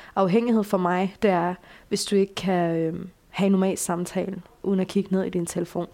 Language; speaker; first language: Danish; early bilingual, other home language; Bulgarian